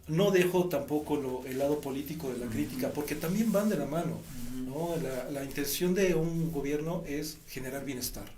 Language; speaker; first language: Spanish; native; Spanish